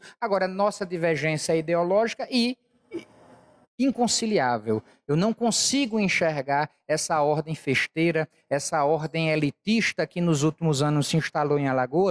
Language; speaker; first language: Portuguese; native; Portuguese